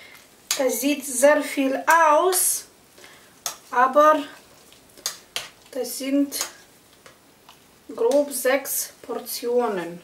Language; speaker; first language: German; non-native, fluent; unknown